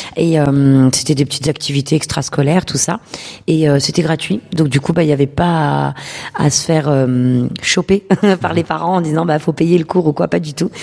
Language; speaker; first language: French; early bilingual, other home language; Urdu